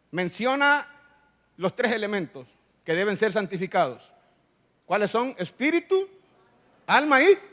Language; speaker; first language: Spanish; native; Spanish